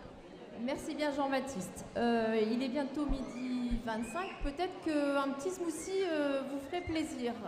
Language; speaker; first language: French; native; French